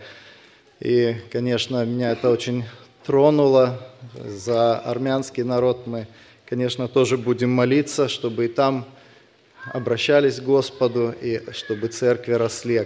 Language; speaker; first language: Russian; native; Russian